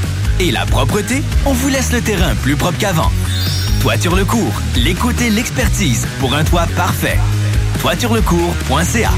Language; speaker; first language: French; native; French